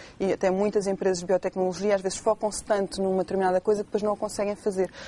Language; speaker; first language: Portuguese; native; Portuguese